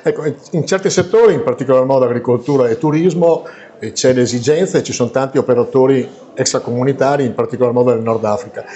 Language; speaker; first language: Italian; native; Italian